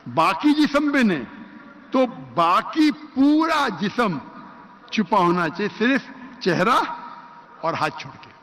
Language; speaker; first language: Urdu; non-native, local second language; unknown